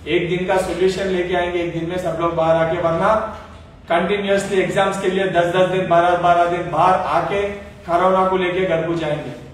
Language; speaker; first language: Hindi; non-native, local second language; Telugu